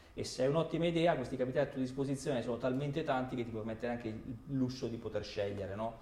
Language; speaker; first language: Italian; native; Italian